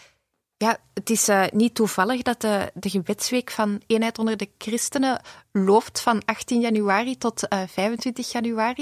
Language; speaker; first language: Dutch; native; Dutch